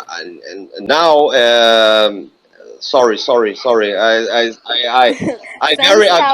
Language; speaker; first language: English; non-native, learner; Portuguese